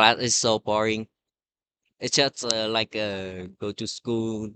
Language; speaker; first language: English; non-native, learner; Vietnamese